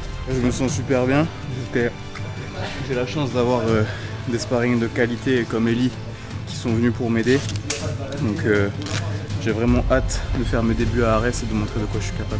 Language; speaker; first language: French; native; French